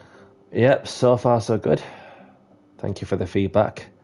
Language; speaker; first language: English; native; English